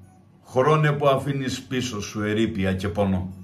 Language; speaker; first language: Greek; native; Greek